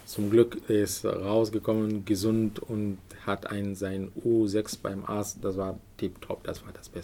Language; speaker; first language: German; non-native, learner; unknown